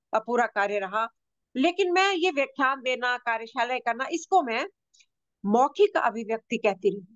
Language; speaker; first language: Hindi; native; Hindi